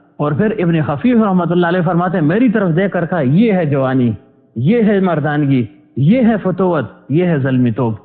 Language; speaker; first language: Urdu; non-native, local second language; Pashto